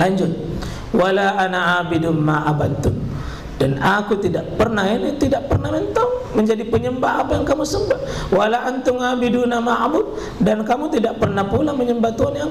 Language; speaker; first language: Indonesian; native; Indonesian